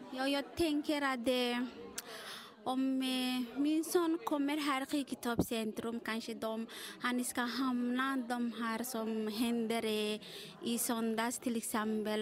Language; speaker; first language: Swedish; non-native, local second language; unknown